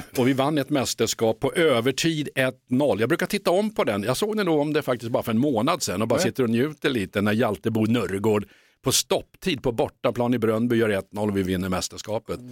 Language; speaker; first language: Swedish; native; Swedish